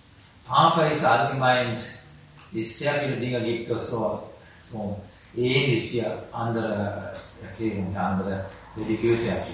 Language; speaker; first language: German; non-native, learner; Sinhala